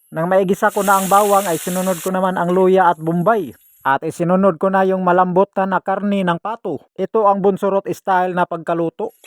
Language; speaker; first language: Filipino; non-native, local second language; Cebuano